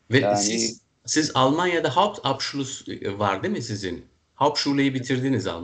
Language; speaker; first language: Turkish; native; Turkish